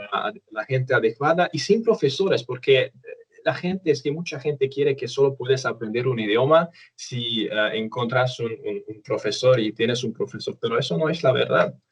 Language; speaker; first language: Spanish; non-native, fluent; Romanian